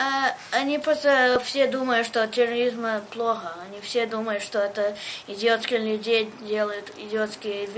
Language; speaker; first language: Russian; early bilingual, heritage; Russian